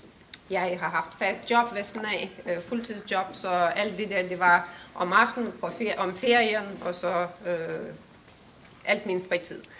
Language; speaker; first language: Danish; non-native, fluent; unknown